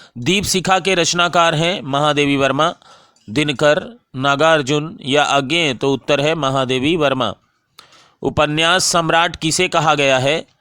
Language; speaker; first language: Hindi; native; Hindi